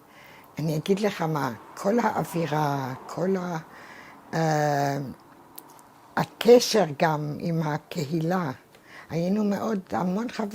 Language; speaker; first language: Hebrew; non-native, fluent; Arabic